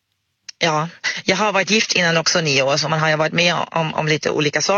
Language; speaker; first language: Swedish; non-native, fluent; German